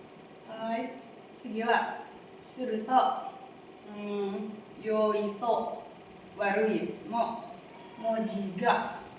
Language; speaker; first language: Japanese; non-native, learner; Indonesian